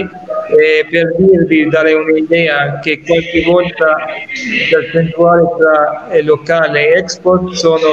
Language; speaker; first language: Italian; non-native, fluent; Arabic